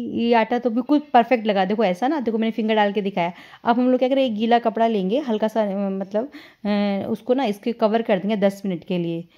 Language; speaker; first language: Hindi; native; Hindi